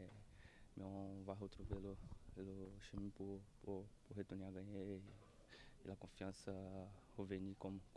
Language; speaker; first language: French; non-native, learner; Portuguese